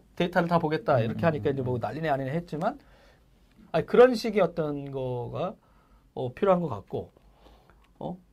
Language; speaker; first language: Korean; native; Korean